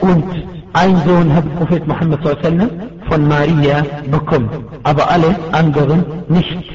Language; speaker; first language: German; non-native, fluent; Arabic